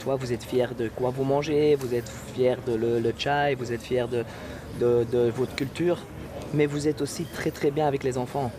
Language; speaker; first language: French; non-native, local second language; Dutch